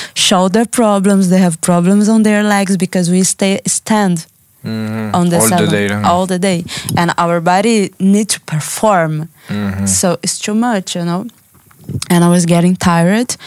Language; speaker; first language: English; non-native, learner; Portuguese